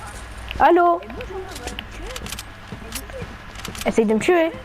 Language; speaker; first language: French; native; French